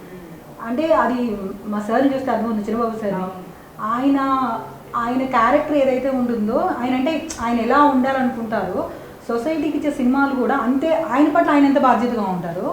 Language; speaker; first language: Telugu; native; Telugu